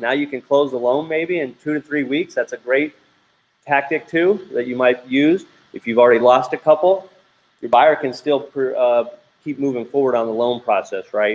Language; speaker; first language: English; native; English